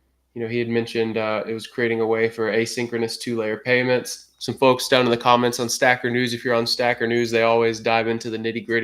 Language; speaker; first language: English; native; English